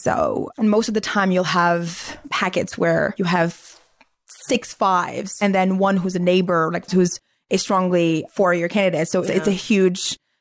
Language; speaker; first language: English; non-native, fluent; Arabic